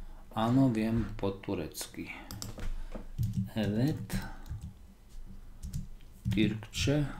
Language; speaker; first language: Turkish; non-native, learner; Slovak